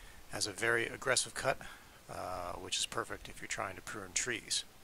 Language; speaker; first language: English; native; English